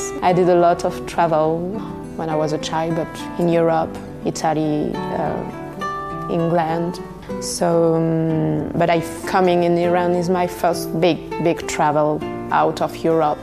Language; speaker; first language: English; non-native, fluent; French